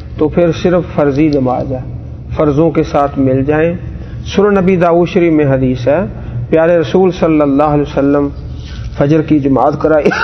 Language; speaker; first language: Urdu; non-native, local second language; Punjabi